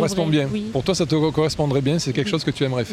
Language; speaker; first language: French; native; French